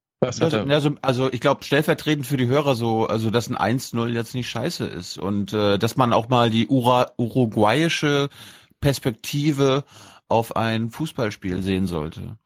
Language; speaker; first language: German; native; German